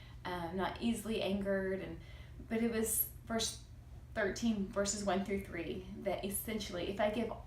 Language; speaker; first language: English; native; English